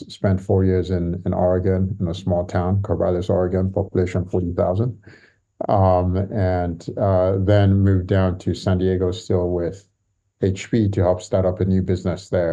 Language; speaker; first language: English; non-native, local second language; Yoruba